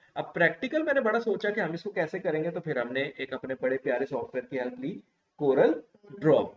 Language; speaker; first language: Urdu; non-native, local second language; Punjabi